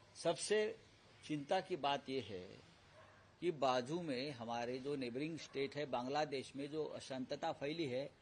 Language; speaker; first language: Hindi; non-native, local second language; Marathi